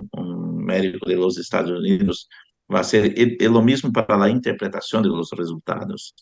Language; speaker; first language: Spanish; non-native, fluent; Portuguese